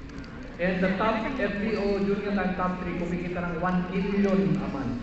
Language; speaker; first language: Filipino; native; Filipino